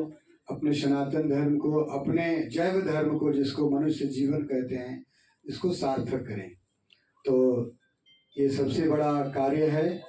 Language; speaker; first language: Hindi; native; Hindi